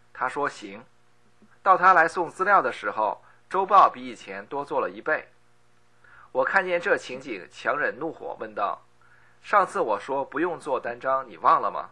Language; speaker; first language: Chinese; native; Chinese